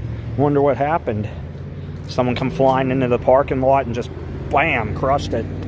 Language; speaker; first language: English; native; English